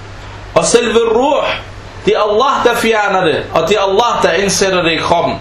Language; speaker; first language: Danish; non-native, fluent; Arabic